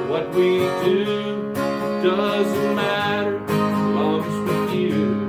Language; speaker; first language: English; native; English